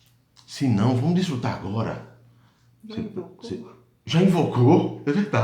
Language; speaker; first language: Portuguese; native; Portuguese